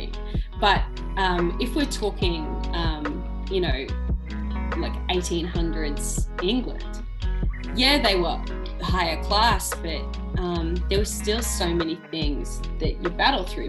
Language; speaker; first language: English; native; English